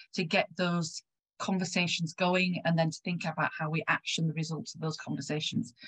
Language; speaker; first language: English; native; English